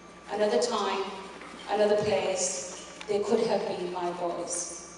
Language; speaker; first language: English; early bilingual, other home language; Urdu